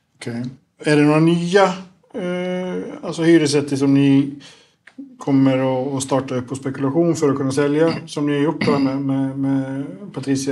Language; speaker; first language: Swedish; native; Swedish